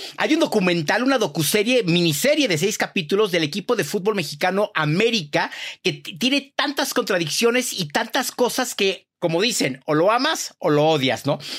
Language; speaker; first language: Spanish; native; Spanish